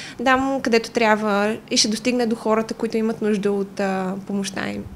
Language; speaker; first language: Bulgarian; native; Bulgarian